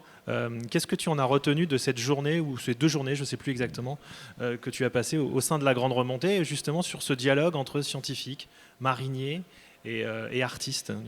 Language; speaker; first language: French; native; French